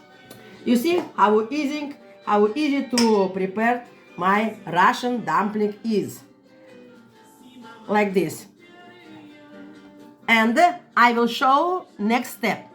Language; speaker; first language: English; non-native, learner; Russian